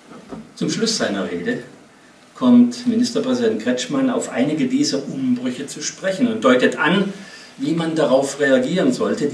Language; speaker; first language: German; native; German